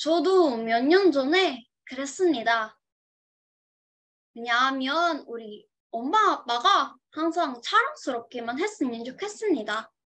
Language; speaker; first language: Korean; non-native, learner; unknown